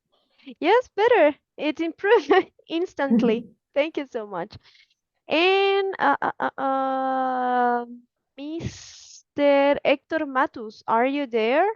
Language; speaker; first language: English; non-native, fluent; Spanish